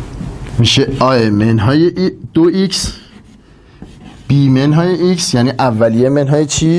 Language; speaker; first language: Persian; native; Persian